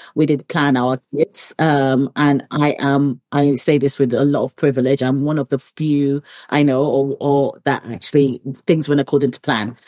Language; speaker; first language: English; early bilingual, other home language; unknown